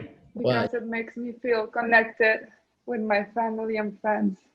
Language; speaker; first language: English; non-native, learner; Spanish